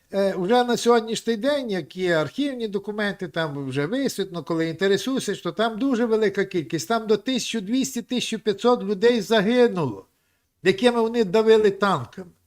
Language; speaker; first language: Ukrainian; native; Ukrainian